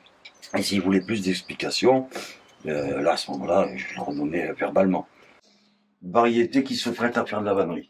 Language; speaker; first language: French; native; French